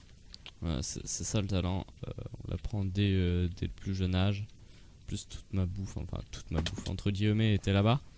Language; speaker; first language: French; native; French